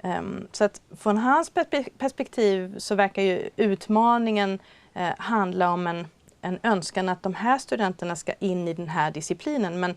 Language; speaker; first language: Swedish; native; Swedish